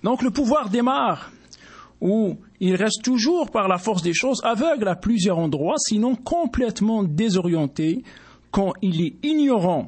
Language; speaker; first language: French; native; French